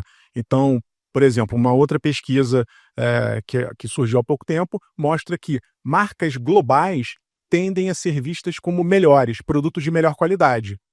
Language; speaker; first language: Portuguese; native; Portuguese